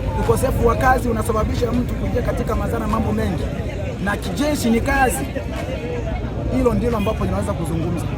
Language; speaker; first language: Swahili; native; Swahili